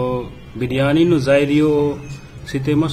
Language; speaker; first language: Japanese; non-native, learner; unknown